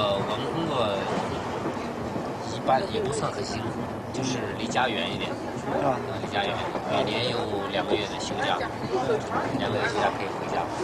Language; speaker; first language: Chinese; native; Chinese